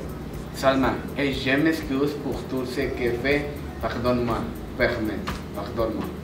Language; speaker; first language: French; non-native, learner; Spanish